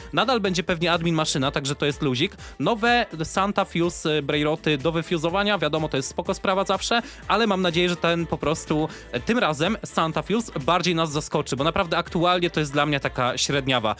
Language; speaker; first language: Polish; native; Polish